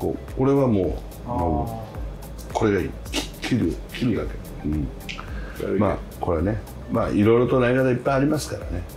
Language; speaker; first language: Japanese; native; Japanese